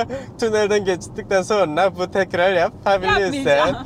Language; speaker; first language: Turkish; non-native, learner; Korean